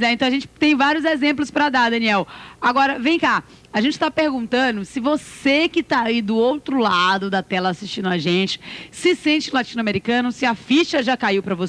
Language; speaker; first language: Portuguese; native; Portuguese